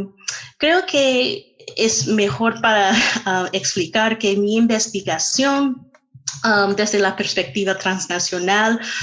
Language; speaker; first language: Spanish; non-native, fluent; English